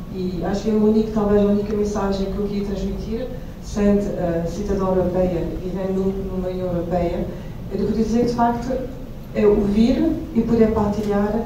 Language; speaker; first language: Portuguese; non-native, fluent; French